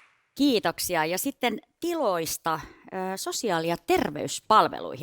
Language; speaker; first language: Finnish; native; Finnish